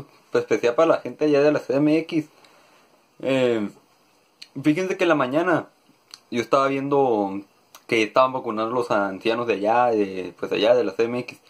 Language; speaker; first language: Spanish; native; Spanish